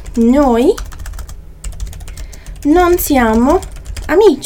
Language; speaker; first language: Italian; non-native, fluent; Portuguese